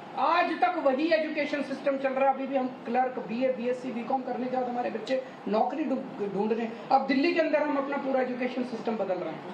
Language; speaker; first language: Hindi; native; Hindi